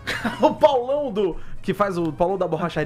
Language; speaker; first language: Portuguese; native; Portuguese